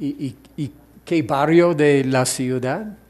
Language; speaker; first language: Spanish; non-native, fluent; English